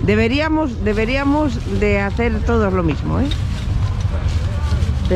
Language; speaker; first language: Spanish; native; Spanish